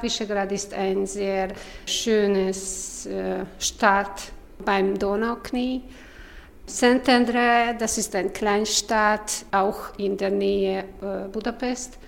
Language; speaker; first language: German; non-native, learner; Hungarian